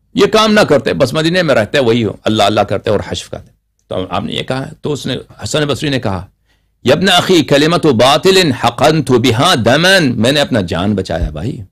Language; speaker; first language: Urdu; non-native, local second language; Persian